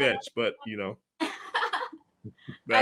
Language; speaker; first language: English; native; English